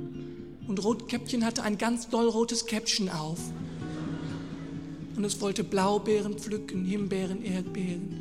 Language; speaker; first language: German; native; German